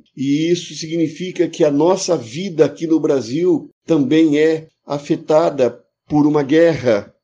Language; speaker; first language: Portuguese; non-native, fluent; Ukrainian